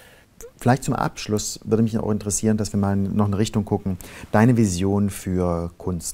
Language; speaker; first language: German; native; German